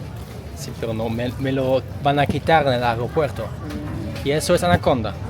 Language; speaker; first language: Spanish; non-native, learner; English